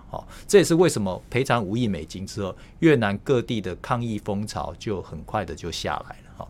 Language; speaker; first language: Chinese; native; Chinese